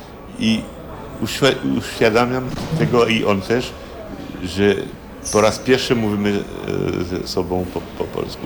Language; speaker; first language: Polish; early bilingual, heritage; French